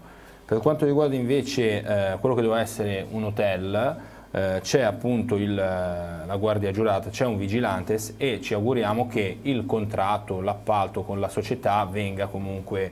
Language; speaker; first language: Italian; native; Italian